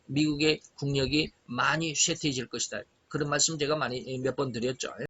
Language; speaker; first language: Korean; native; Korean